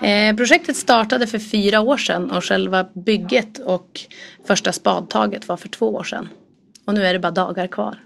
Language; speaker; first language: Swedish; native; Swedish